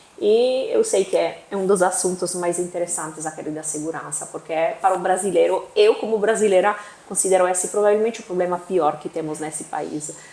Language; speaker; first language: Portuguese; non-native, fluent; Italian